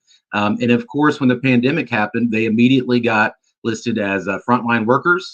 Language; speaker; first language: English; native; English